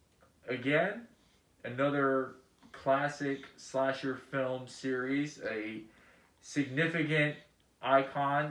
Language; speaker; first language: English; native; English